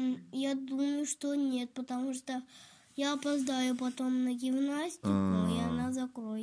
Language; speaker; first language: Russian; early bilingual, heritage; Russian